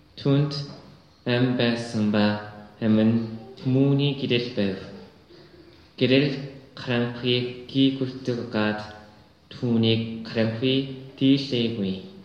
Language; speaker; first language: Mongolian; native; Mongolian